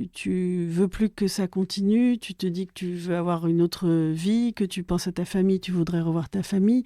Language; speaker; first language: French; native; French